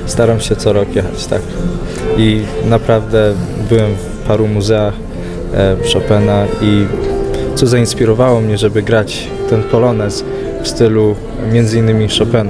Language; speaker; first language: Polish; early bilingual, heritage; English